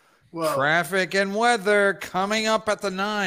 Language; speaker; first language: English; native; English